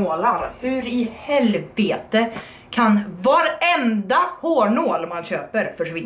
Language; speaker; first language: Swedish; native; Swedish